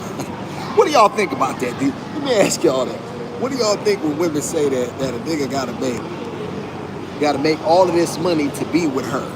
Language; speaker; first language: English; native; English